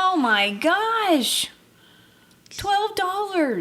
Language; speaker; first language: English; native; English